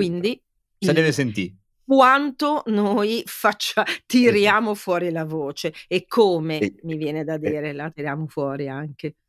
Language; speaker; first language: Italian; native; Italian